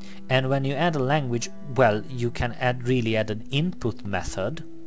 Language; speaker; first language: English; non-native, fluent; Hungarian